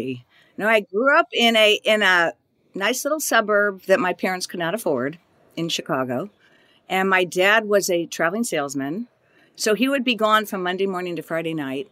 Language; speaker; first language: English; native; English